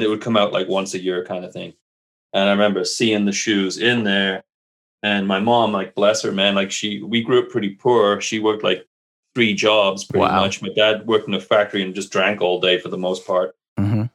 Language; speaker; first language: English; native; English